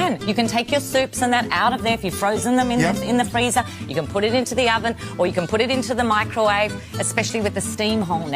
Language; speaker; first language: English; native; English